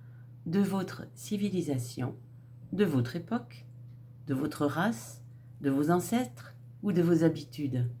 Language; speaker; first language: French; native; French